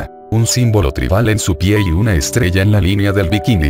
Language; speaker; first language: Spanish; native; Spanish